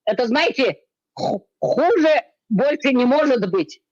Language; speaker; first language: Russian; non-native, local second language; Tajik